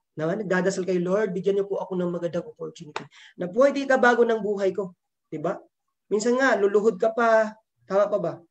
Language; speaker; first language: Filipino; non-native, local second language; Cebuano